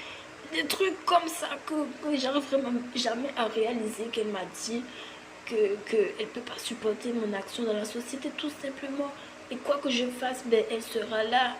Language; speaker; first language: French; native; French